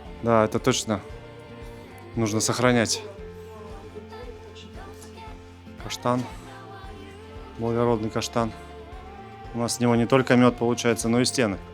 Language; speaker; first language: Russian; native; Russian